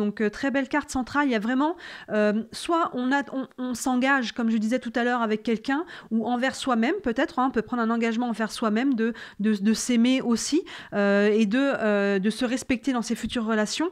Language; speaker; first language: French; native; French